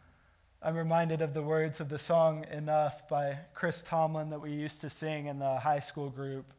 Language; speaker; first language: English; native; English